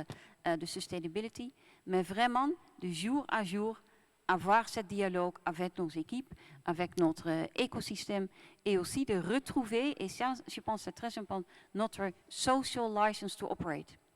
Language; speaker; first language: French; non-native, fluent; Dutch